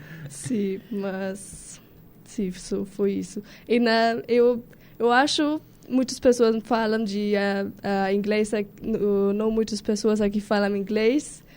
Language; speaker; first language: Portuguese; non-native, learner; German